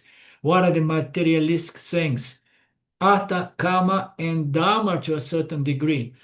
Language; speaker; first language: English; non-native, fluent; Portuguese